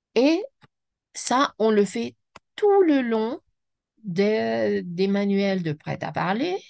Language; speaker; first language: French; non-native, fluent; Spanish